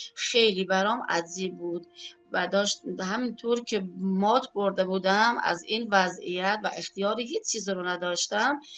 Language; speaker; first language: Persian; native; Persian